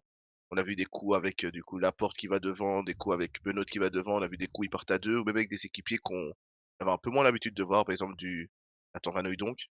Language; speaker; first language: French; native; French